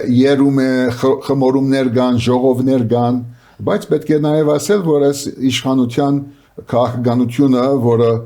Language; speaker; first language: Armenian; early bilingual, heritage; Armenian